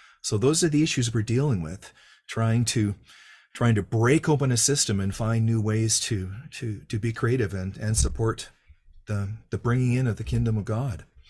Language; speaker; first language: English; native; English